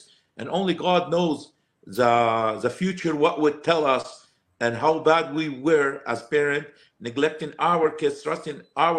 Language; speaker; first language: English; non-native, fluent; Arabic